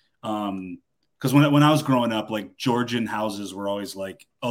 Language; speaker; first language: English; native; English